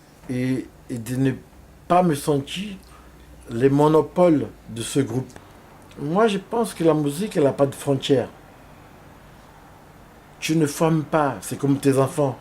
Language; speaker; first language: French; non-native, fluent; Portuguese